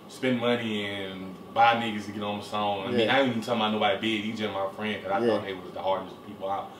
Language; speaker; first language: English; native; English